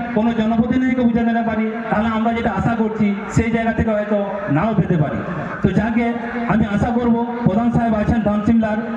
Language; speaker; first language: Bangla; non-native, local second language; Santali